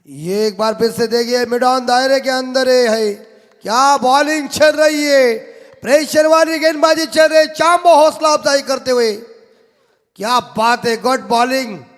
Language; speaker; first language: Hindi; non-native, local second language; Marathi